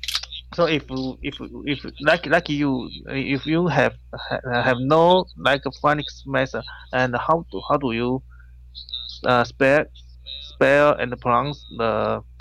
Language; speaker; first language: English; non-native, learner; Chinese